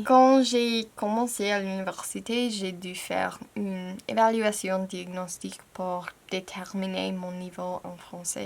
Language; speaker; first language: French; non-native, fluent; English